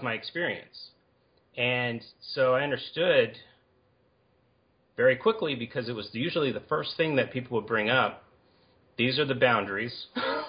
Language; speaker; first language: English; native; English